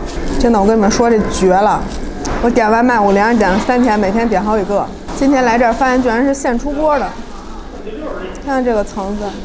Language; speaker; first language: Chinese; native; Chinese